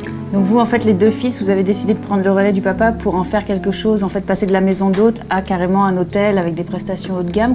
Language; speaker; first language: French; native; French